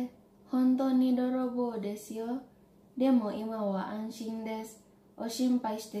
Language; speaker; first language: Japanese; non-native, learner; Indonesian